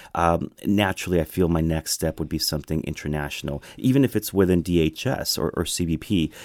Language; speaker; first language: English; early bilingual, other home language; Spanish